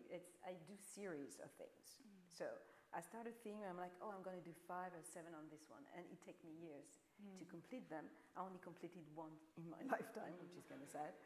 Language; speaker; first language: English; non-native, fluent; French